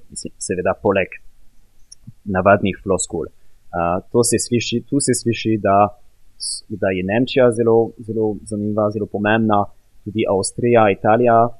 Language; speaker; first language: Slovenian; non-native, fluent; French